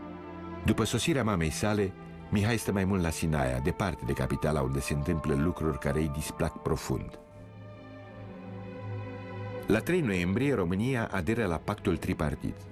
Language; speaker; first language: Romanian; native; Romanian